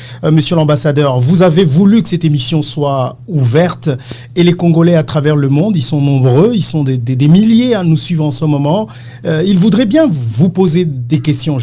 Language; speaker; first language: French; non-native, local second language; Lingala